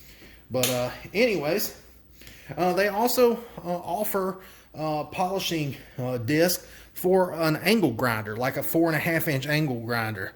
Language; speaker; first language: English; native; English